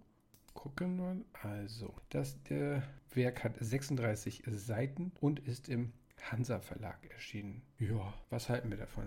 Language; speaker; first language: German; native; German